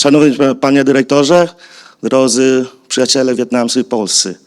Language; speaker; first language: Polish; non-native, fluent; Vietnamese